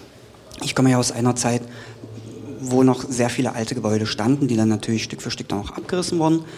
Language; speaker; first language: German; native; German